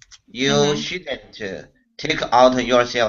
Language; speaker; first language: English; non-native, learner; Chinese